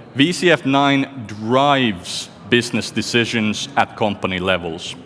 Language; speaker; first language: English; non-native, fluent; Finnish